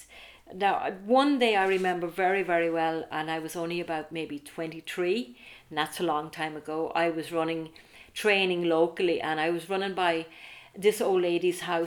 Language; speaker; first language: English; native; English